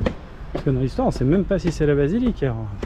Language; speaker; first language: French; native; French